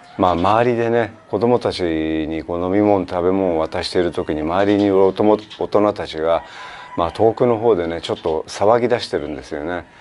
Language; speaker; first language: Japanese; native; Japanese